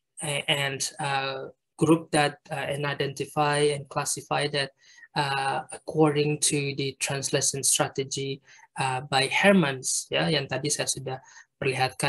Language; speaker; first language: English; non-native, fluent; Indonesian